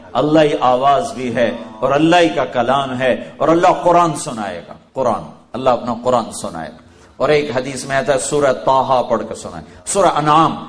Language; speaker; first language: Urdu; non-native, local second language; Punjabi